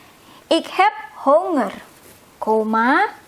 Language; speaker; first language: Dutch; non-native, fluent; Indonesian